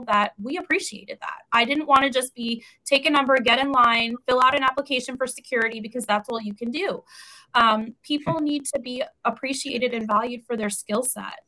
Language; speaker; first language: English; native; English